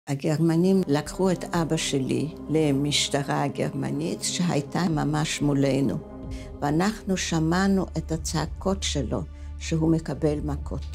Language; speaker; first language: Hebrew; non-native, fluent; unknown